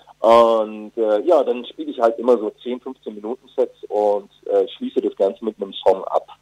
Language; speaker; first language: German; early bilingual, other home language; Turkish